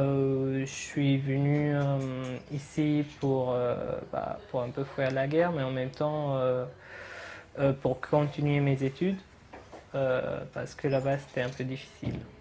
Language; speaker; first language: French; non-native, fluent; Arabic